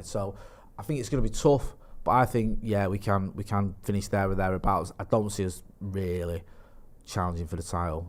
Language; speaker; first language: English; native; English